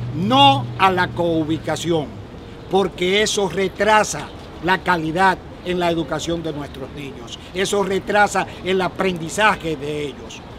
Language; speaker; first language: Spanish; native; Spanish